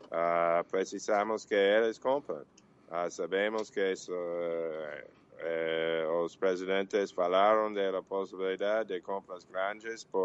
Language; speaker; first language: Portuguese; non-native, learner; English